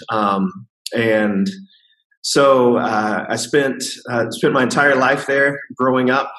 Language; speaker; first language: English; native; English